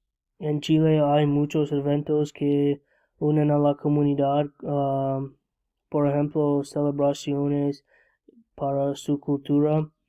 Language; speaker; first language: Spanish; non-native, learner; English